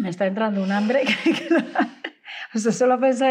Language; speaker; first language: Spanish; native; Spanish